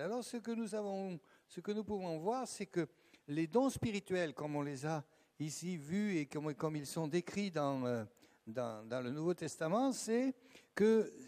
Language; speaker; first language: French; native; French